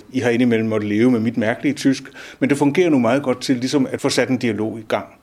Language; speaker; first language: Danish; native; Danish